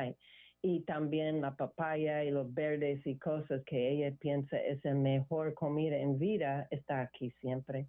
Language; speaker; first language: Spanish; non-native, learner; English